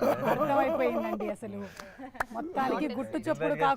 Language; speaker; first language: Telugu; native; Telugu